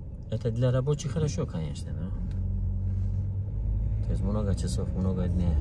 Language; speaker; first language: Russian; non-native, learner; Turkish